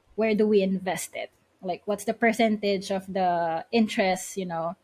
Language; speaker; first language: English; non-native, local second language; Filipino